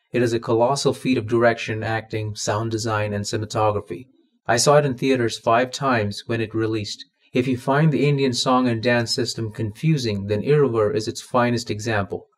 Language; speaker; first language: English; non-native, local second language; Malayalam